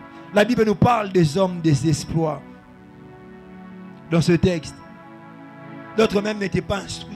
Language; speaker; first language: French; non-native, local second language; Lingala